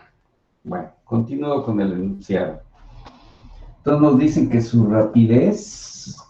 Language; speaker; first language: Spanish; native; Spanish